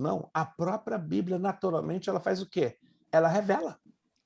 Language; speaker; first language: Portuguese; native; Portuguese